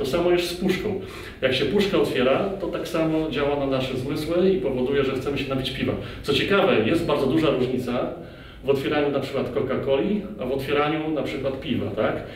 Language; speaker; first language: Polish; native; Polish